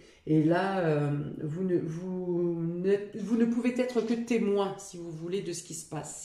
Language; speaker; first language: French; native; French